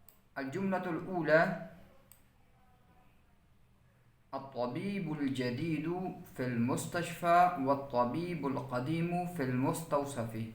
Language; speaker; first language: Arabic; non-native, fluent; Urdu